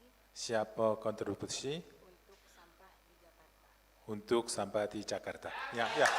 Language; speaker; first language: Indonesian; non-native, learner; Korean